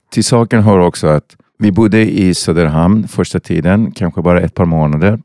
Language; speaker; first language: Swedish; non-native, fluent; Persian